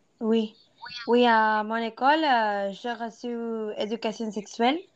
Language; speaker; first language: French; non-native, learner; Spanish